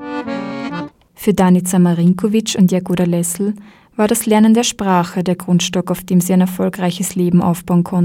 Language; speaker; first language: German; native; German